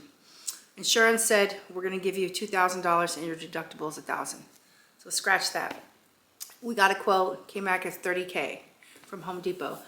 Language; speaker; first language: English; native; English